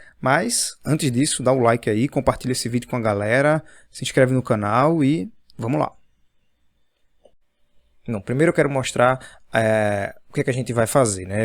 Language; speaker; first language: Portuguese; native; Portuguese